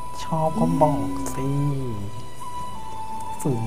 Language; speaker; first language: Thai; native; Thai